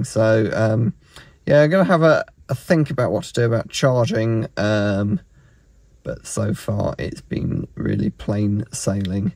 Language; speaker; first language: English; native; English